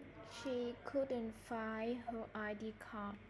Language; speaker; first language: English; non-native, learner; Vietnamese